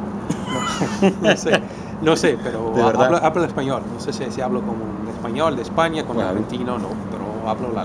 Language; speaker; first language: Spanish; non-native, fluent; Portuguese